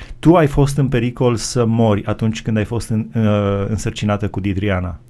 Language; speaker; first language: Romanian; native; Romanian